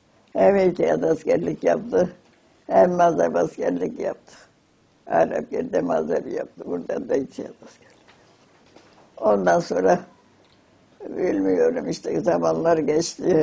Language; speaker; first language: Turkish; non-native, local second language; Armenian